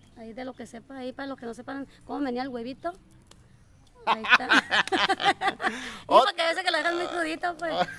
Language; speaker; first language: Spanish; native; Spanish